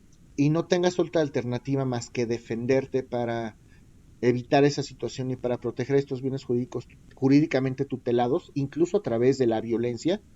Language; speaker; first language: Spanish; native; Spanish